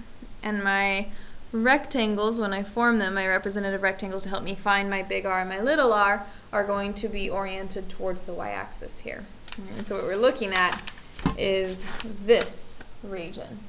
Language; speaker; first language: English; native; English